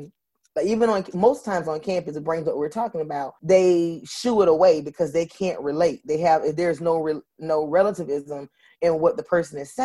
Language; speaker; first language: English; native; English